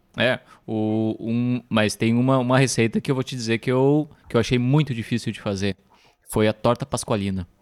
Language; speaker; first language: Portuguese; native; Portuguese